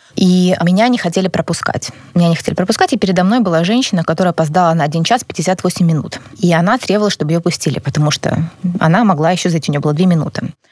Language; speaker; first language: Russian; native; Russian